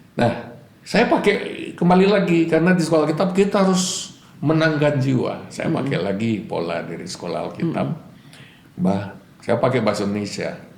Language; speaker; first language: Indonesian; native; Indonesian